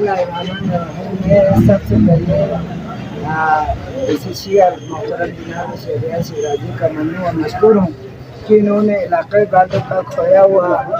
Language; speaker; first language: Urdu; non-native, local second language; Balti